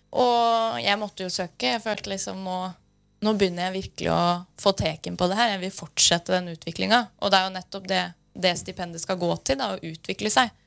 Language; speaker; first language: Norwegian; native; Norwegian